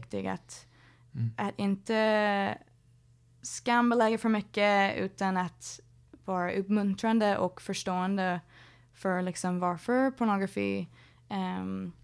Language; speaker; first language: Swedish; non-native, fluent; English